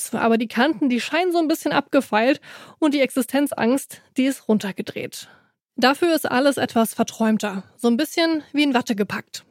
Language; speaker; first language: German; native; German